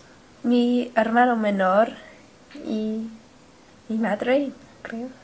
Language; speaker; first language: Spanish; non-native, learner; English